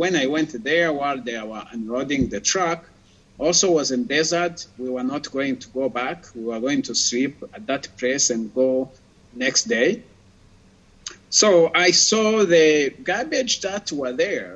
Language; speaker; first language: English; non-native, local second language; Kinyarwanda